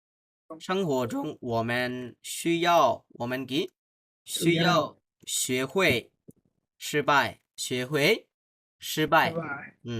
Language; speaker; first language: Chinese; non-native, fluent; Bangla